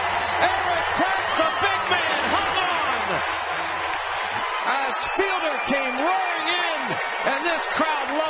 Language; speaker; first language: English; native; English